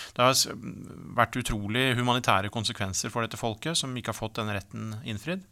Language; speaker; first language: Norwegian; native; Norwegian